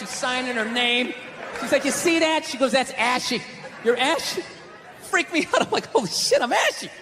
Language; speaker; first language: English; native; English